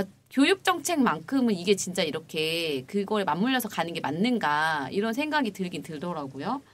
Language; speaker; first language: Korean; native; Korean